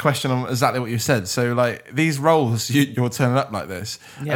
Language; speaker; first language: English; native; English